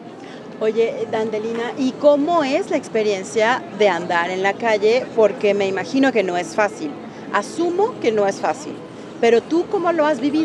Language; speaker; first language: Spanish; native; Spanish